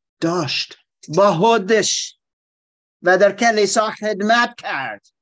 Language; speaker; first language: Persian; non-native, learner; German